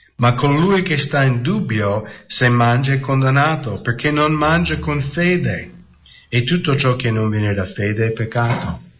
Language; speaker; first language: Italian; non-native, fluent; English